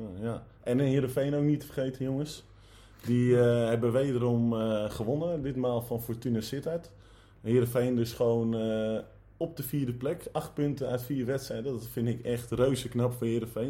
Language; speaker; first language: Dutch; native; Dutch